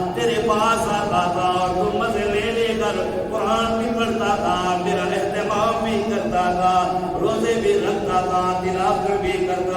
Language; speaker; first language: Urdu; native; Urdu